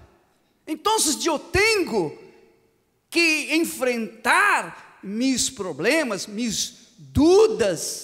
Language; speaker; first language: Portuguese; non-native, fluent; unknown